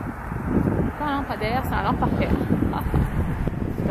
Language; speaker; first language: French; native; French